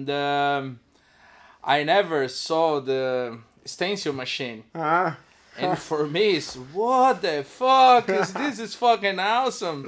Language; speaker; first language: English; non-native, learner; Portuguese